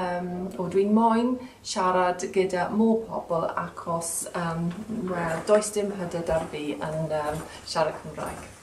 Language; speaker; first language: Welsh; non-native, learner; English